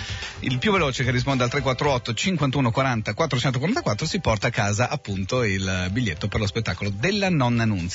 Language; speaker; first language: Italian; native; Italian